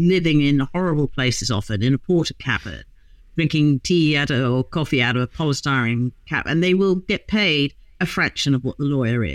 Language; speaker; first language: English; native; English